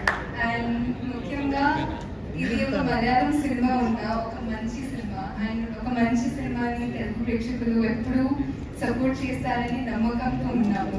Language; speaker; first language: Telugu; non-native, fluent; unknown